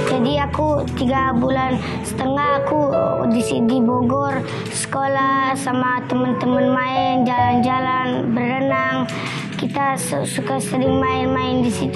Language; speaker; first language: Indonesian; early bilingual, other home language; Persian